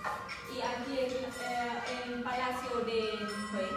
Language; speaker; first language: Spanish; non-native, fluent; Vietnamese